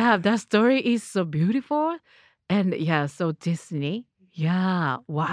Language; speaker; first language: English; non-native, learner; Japanese